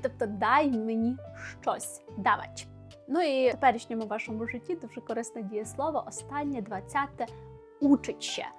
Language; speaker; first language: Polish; non-native, learner; Ukrainian